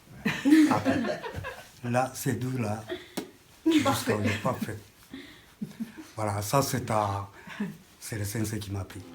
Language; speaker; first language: French; non-native, learner; Japanese